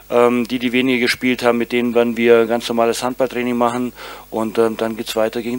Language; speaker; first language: German; native; German